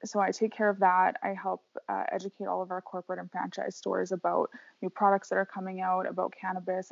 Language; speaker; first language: English; native; English